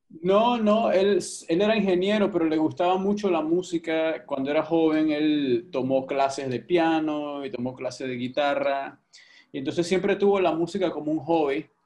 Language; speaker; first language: Spanish; native; Spanish